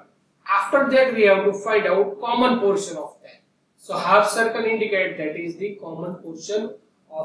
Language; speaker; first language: English; non-native, local second language; Gujarati